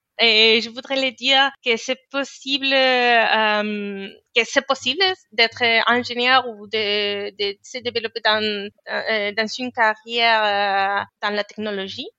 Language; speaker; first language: French; non-native, fluent; Spanish